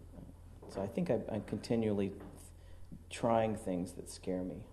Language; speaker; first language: English; native; English